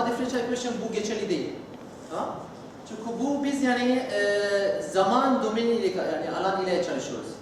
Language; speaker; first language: Turkish; non-native, learner; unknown